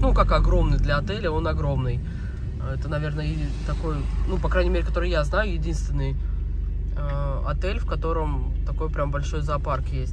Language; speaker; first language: Russian; native; Russian